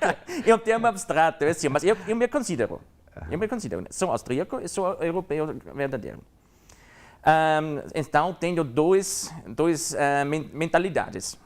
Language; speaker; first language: Portuguese; non-native, learner; German